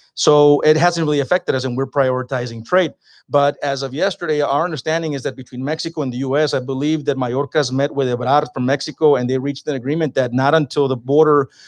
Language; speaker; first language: English; native; English